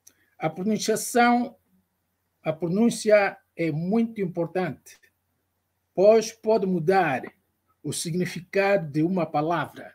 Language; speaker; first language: Portuguese; non-native, local second language; Kongo